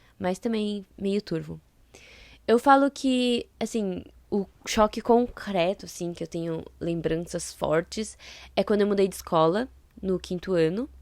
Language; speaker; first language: Portuguese; native; Portuguese